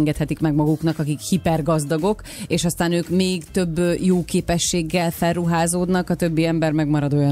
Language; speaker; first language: Hungarian; native; Hungarian